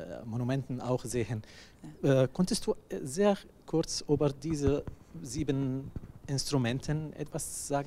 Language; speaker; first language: German; non-native, learner; Arabic